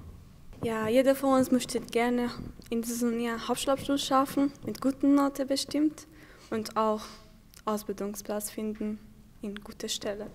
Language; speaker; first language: German; non-native, learner; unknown